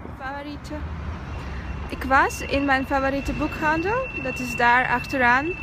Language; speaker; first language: Dutch; non-native, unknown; Russian